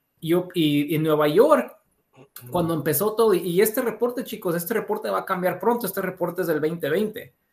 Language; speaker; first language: Spanish; early bilingual, heritage; Spanish